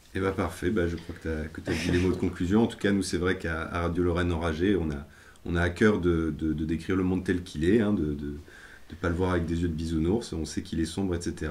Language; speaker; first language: French; native; French